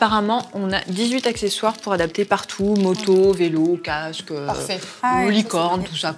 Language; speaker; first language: French; native; French